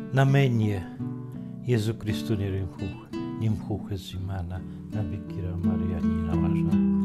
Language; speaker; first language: Kinyarwanda; non-native, fluent; Polish